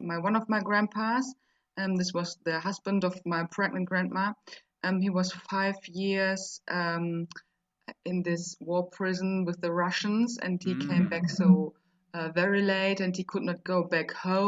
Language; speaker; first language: English; non-native, fluent; German